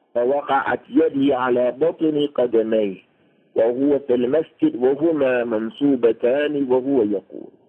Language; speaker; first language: Arabic; non-native, fluent; English